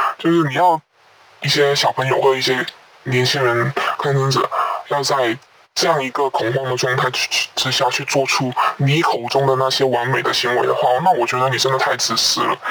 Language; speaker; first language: Chinese; non-native, local second language; Cantonese